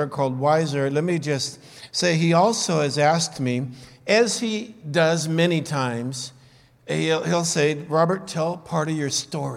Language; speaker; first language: English; native; English